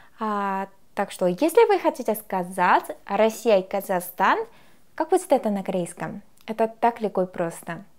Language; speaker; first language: Russian; non-native, fluent; Korean